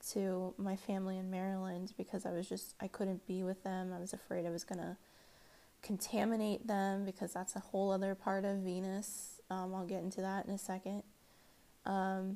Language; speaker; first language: English; native; English